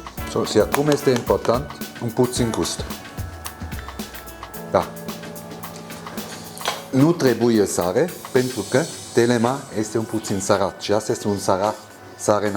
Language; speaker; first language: Romanian; non-native, learner; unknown